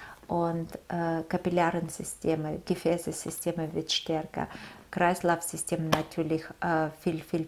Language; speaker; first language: German; non-native, fluent; Russian